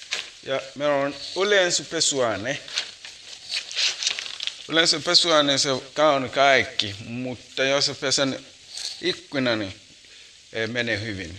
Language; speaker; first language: Finnish; non-native, learner; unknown